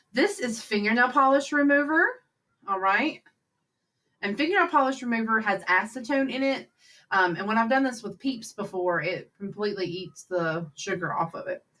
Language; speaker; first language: English; native; English